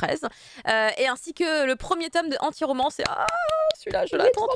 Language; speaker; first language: French; native; French